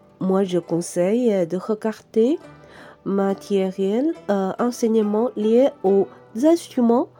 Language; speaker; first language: French; non-native, fluent; Chinese